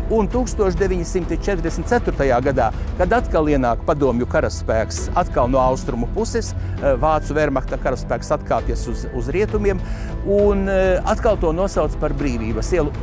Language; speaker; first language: Latvian; native; Latvian